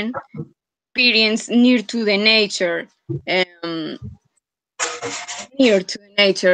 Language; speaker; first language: English; non-native, fluent; Spanish